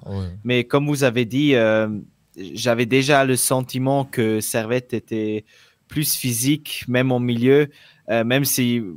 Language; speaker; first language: French; non-native, local second language; German